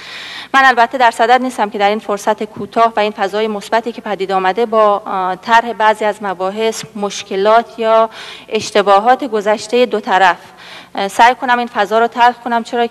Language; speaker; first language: Persian; native; Persian